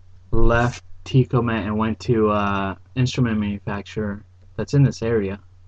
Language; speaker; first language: English; early bilingual, other home language; Spanish